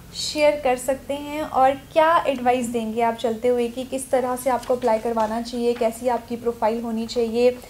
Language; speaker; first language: Hindi; native; Hindi